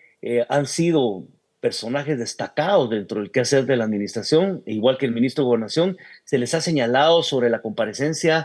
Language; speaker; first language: Spanish; native; Spanish